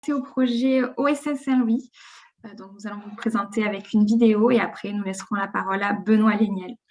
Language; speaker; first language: French; native; French